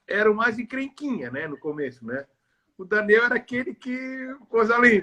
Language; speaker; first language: Portuguese; native; Portuguese